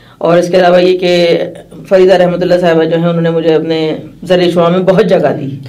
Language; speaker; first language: Urdu; native; Urdu